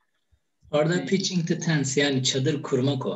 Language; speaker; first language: Turkish; native; Turkish